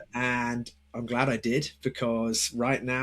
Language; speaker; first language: English; native; English